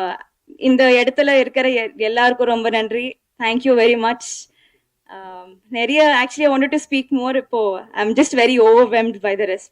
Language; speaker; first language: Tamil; non-native, learner; Telugu